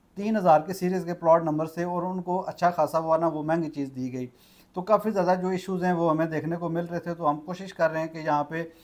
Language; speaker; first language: Urdu; non-native, local second language; Punjabi